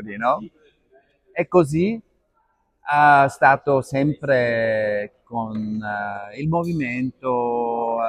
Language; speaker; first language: Italian; non-native, learner; Arabic